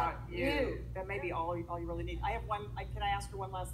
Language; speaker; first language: English; native; English